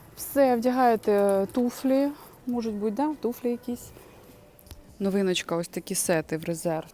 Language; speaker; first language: Ukrainian; non-native, local second language; Russian